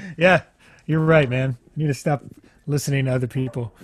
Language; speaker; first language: English; native; English